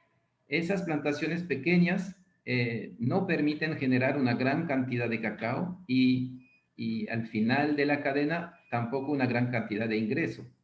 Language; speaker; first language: Spanish; non-native, fluent; French